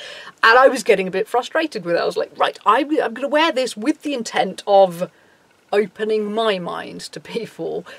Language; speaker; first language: English; native; English